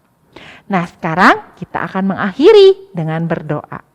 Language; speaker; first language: Indonesian; native; Indonesian